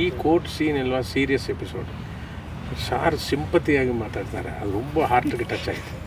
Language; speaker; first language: Kannada; non-native, learner; Telugu